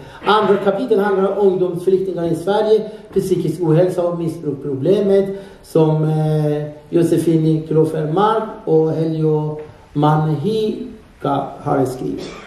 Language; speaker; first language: Swedish; non-native, fluent; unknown